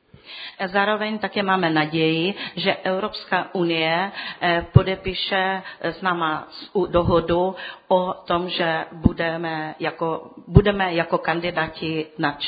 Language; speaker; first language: Czech; non-native, fluent; Ukrainian